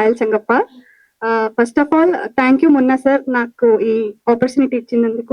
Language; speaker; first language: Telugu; non-native, learner; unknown